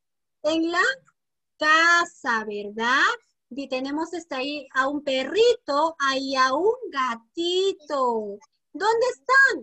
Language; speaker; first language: Spanish; native; Spanish